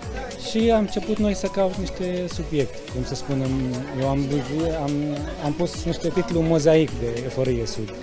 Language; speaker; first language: Romanian; non-native, fluent; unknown